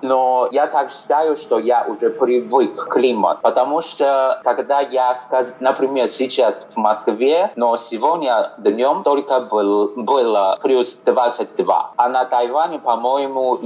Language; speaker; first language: Russian; non-native, fluent; Chinese